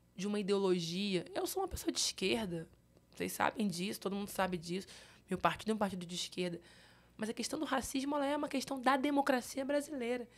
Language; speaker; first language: Portuguese; native; Portuguese